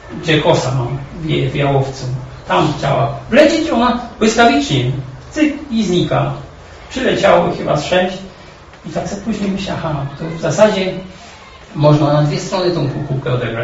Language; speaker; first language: Polish; native; Polish